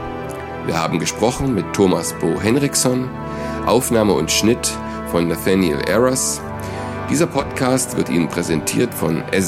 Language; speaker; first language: German; native; German